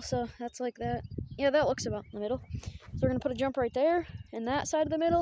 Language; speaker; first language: English; native; English